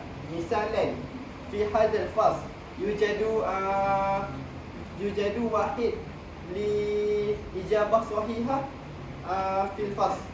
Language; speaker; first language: Arabic; non-native, learner; Malay